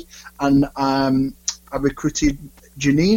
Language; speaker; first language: English; native; English